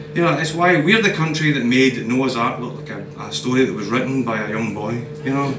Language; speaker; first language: English; native; English